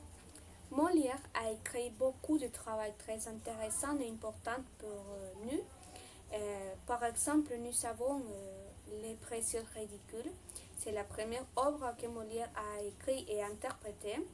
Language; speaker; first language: French; non-native, learner; Spanish